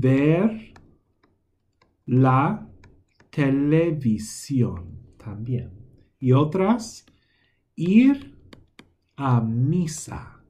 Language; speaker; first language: Spanish; non-native, fluent; English